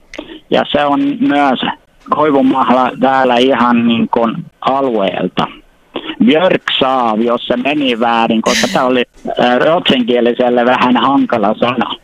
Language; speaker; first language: Finnish; non-native, local second language; Swedish